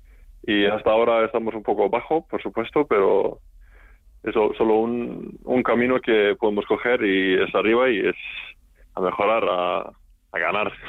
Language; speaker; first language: Spanish; non-native, learner; Icelandic